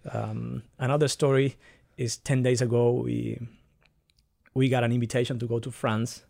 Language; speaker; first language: English; non-native, fluent; Spanish